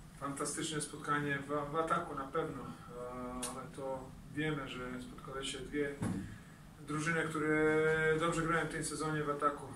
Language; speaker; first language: Polish; non-native, fluent; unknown